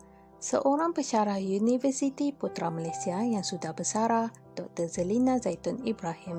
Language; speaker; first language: Malay; native; Malay